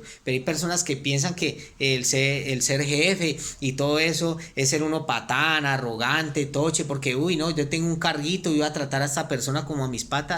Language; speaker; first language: Spanish; native; Spanish